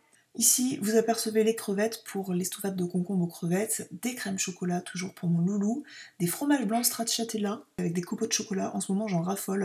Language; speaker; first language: French; native; French